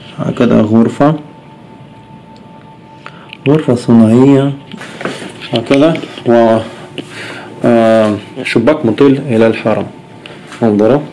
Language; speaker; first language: Arabic; non-native, fluent; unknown